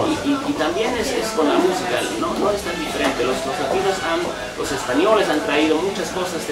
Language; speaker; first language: Spanish; non-native, fluent; German